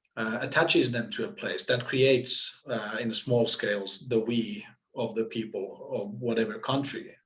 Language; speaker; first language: English; non-native, fluent; Finnish